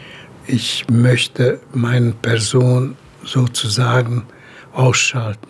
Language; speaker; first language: German; non-native, fluent; Hungarian